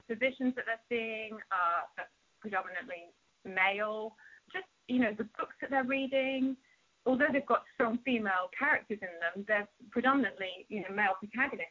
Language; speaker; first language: English; native; English